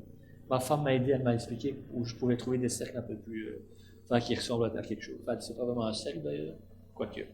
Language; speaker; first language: French; native; French